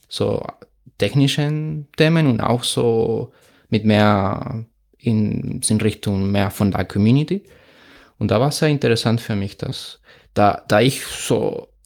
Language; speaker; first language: German; non-native, fluent; Spanish